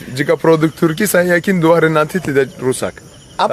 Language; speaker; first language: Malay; non-native, learner; Turkish